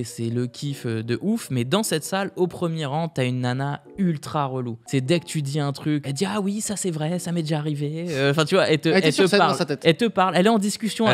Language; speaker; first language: French; native; French